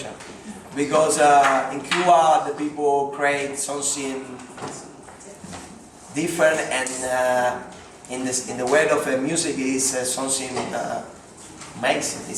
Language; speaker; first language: English; non-native, learner; Spanish